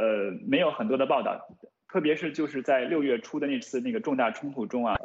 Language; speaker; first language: Chinese; native; Chinese